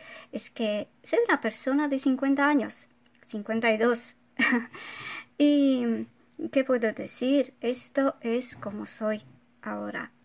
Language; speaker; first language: Spanish; non-native, fluent; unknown